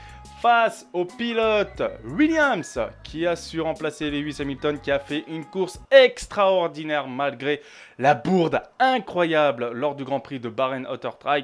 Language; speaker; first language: French; native; French